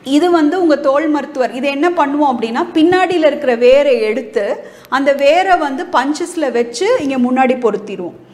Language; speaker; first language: Tamil; native; Tamil